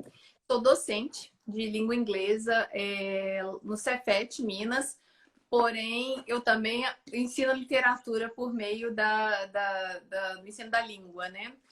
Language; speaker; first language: Portuguese; native; Portuguese